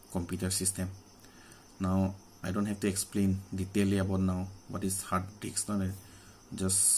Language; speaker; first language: English; non-native, local second language; Assamese